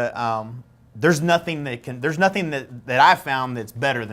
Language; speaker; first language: English; native; English